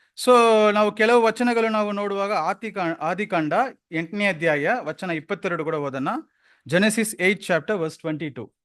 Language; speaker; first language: Kannada; non-native, local second language; Tamil